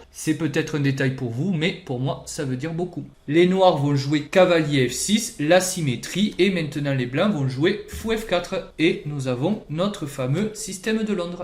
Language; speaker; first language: French; native; French